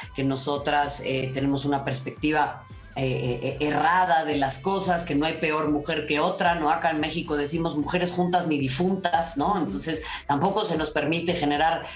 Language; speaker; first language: Spanish; native; Spanish